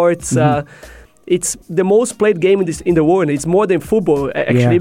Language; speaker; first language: English; non-native, fluent; Portuguese